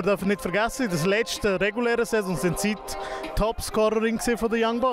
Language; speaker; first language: German; native; German